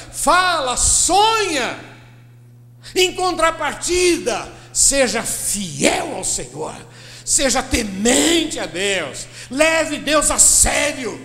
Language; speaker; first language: Portuguese; native; Portuguese